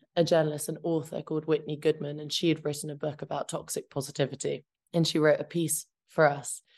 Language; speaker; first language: English; early bilingual, other home language; Albanian